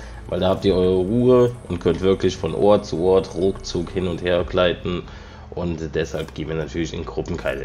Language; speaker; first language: German; native; German